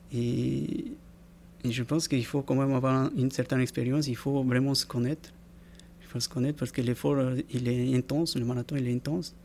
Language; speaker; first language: French; non-native, fluent; Spanish